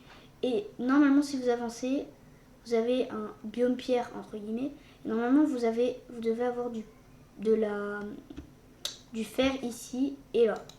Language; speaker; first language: French; native; French